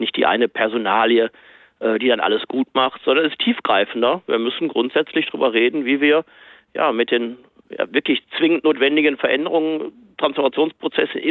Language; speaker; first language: German; native; German